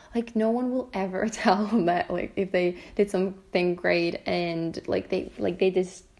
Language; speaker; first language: English; non-native, fluent; Finnish